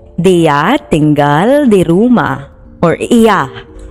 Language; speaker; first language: Indonesian; non-native, learner; Filipino